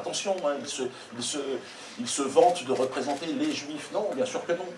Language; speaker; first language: French; native; French